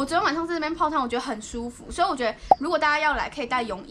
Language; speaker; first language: Chinese; native; Chinese